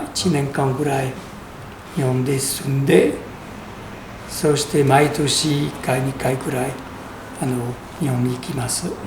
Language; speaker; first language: Japanese; non-native, learner; French